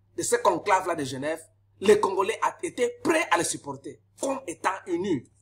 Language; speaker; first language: French; non-native, local second language; Lingala